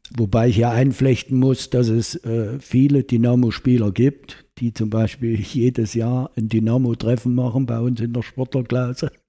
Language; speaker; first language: German; native; German